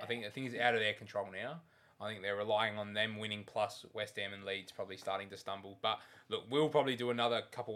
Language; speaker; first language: English; native; English